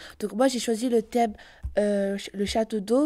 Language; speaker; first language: French; early bilingual, other home language; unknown